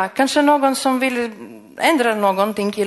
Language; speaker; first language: Swedish; non-native, fluent; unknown